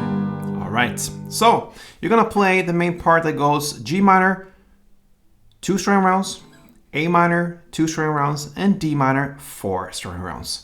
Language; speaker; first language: English; non-native, fluent; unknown